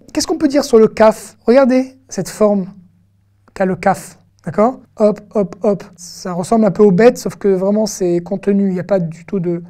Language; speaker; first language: French; native; French